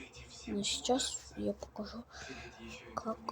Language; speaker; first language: Russian; native; Russian